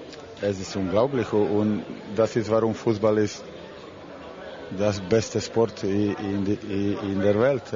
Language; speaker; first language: German; non-native, learner; Croatian